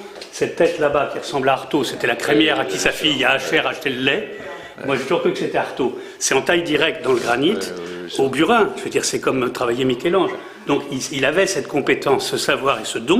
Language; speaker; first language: French; native; French